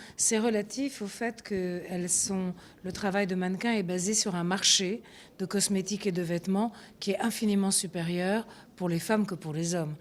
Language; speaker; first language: French; early bilingual, other home language; Italian